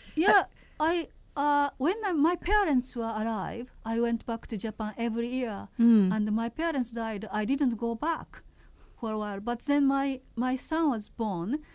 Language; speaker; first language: English; non-native, fluent; Japanese